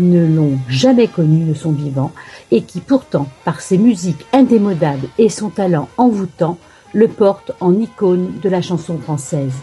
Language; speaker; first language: French; native; French